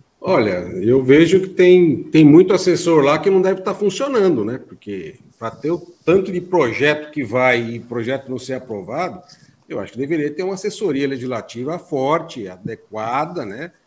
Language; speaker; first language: Portuguese; native; Portuguese